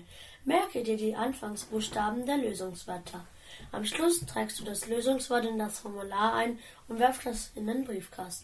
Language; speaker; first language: German; native; German